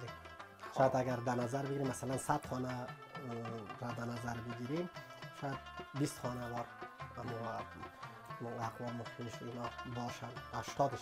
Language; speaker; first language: Persian; native; Persian